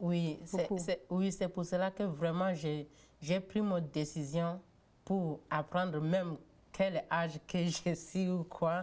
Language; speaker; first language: French; non-native, learner; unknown